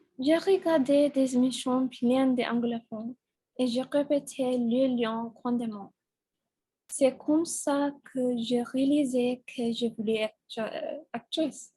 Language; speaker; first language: French; non-native, learner; English